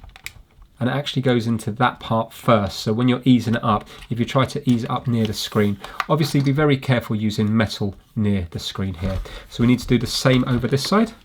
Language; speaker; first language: English; native; English